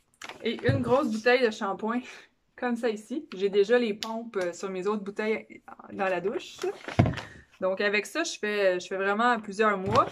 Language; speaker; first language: French; native; French